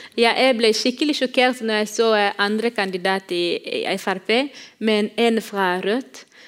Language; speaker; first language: Norwegian; non-native, fluent; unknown